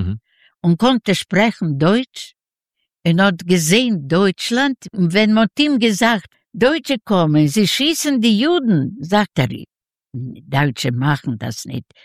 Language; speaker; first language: German; non-native, learner; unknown